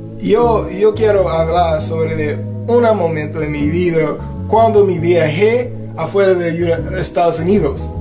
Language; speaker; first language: Spanish; non-native, learner; English